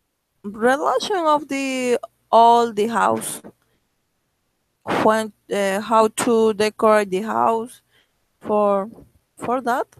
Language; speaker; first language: English; non-native, learner; Spanish